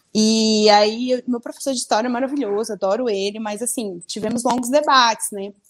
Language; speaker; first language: Portuguese; early bilingual, other home language; Spanish